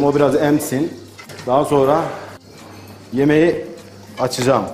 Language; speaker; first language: Turkish; native; Turkish